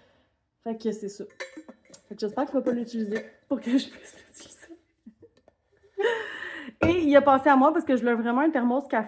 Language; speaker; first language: French; native; French